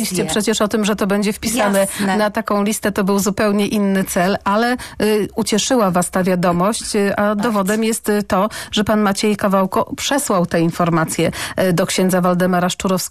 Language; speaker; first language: Polish; native; Polish